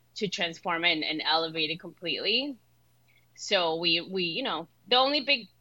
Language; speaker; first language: English; early bilingual, other home language; Spanish